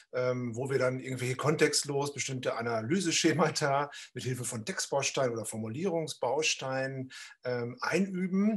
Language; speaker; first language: German; native; German